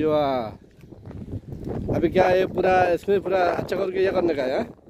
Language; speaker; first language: Hindi; non-native, learner; Bangla